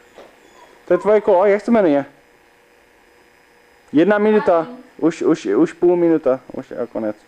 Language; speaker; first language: Czech; early bilingual, heritage; Czech